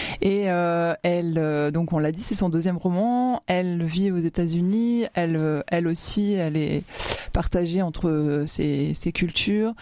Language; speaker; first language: French; native; French